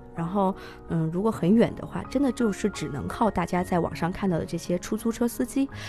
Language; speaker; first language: Chinese; native; Chinese